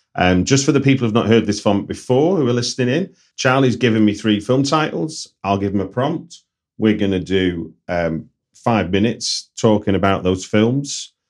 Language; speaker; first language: English; native; English